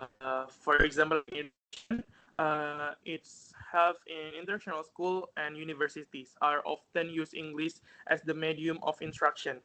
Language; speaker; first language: English; non-native, fluent; Indonesian